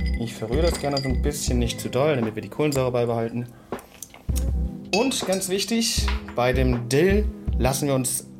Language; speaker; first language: German; native; German